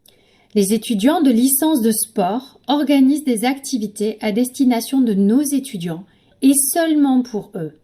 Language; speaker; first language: French; native; French